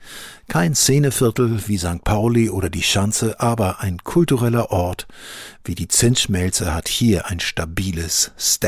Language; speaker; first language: German; native; German